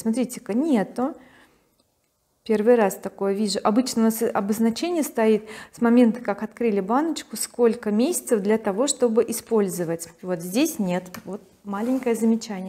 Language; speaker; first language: Russian; native; Russian